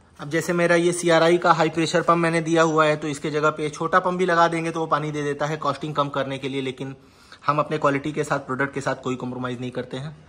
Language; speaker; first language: Hindi; native; Hindi